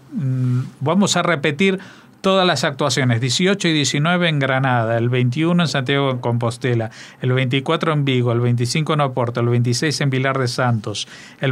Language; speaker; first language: Spanish; native; Spanish